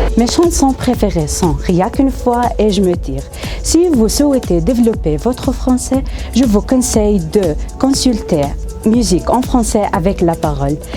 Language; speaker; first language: French; non-native, fluent; Arabic